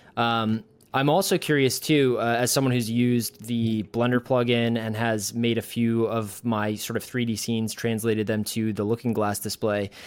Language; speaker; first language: English; native; English